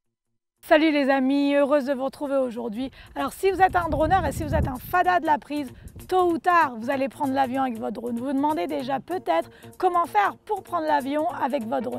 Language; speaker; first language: French; native; French